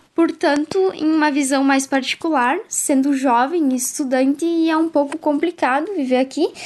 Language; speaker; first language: Portuguese; native; Portuguese